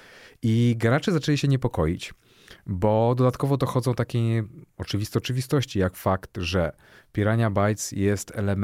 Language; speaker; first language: Polish; native; Polish